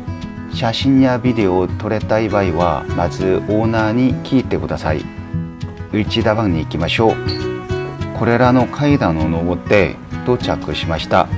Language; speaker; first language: Japanese; non-native, learner; Korean